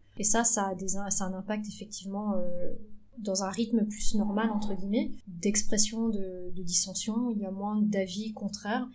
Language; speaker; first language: French; early bilingual, other home language; Vietnamese